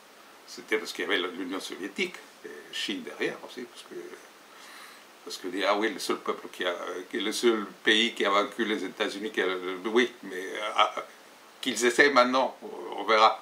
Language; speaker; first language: French; non-native, fluent; Spanish